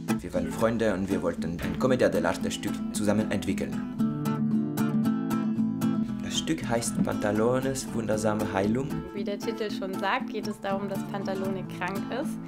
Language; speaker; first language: German; non-native, fluent; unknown